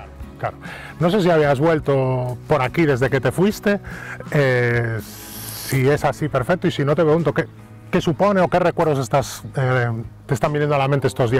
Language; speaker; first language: Spanish; native; Spanish